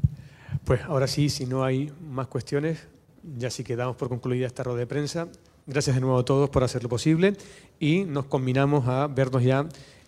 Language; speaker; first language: Spanish; native; Spanish